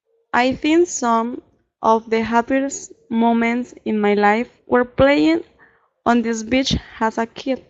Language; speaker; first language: English; non-native, learner; Spanish